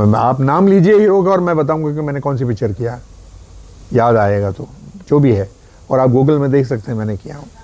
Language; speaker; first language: Hindi; native; Hindi